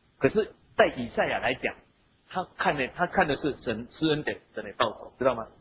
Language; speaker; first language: Chinese; native; Chinese